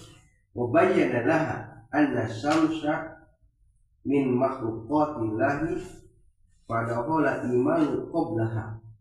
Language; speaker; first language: Arabic; non-native, learner; Indonesian